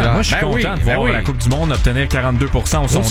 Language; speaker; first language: French; native; French